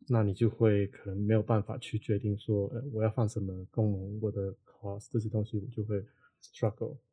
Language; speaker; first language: Chinese; non-native, local second language; Cantonese